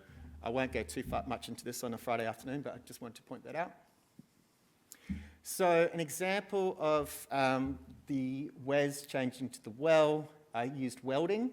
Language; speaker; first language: English; native; English